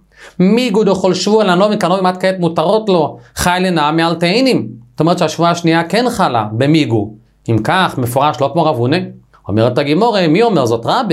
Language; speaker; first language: Hebrew; native; Hebrew